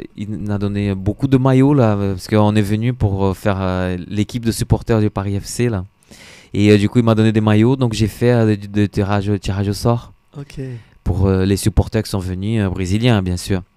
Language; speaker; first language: French; non-native, fluent; Portuguese